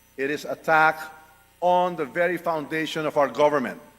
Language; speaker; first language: English; non-native, local second language; Filipino